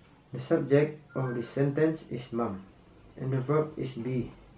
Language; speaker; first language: English; non-native, fluent; Indonesian